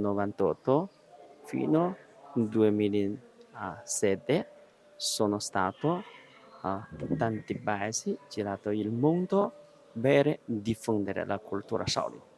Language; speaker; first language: Italian; non-native, learner; Chinese